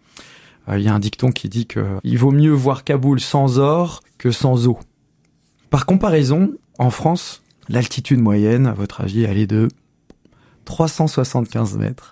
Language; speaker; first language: French; native; French